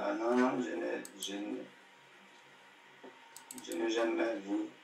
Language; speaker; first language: French; non-native, learner; Portuguese